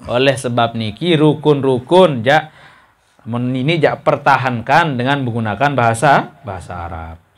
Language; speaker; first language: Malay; non-native, local second language; Sasak